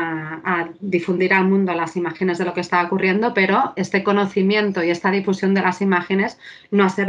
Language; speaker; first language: Spanish; native; Spanish